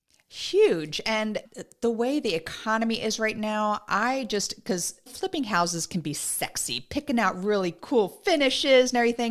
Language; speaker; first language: English; native; English